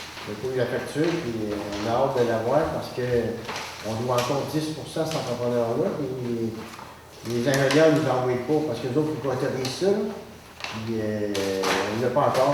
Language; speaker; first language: French; native; French